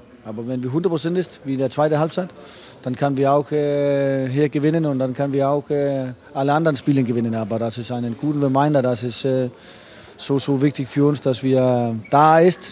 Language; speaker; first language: German; non-native, fluent; Danish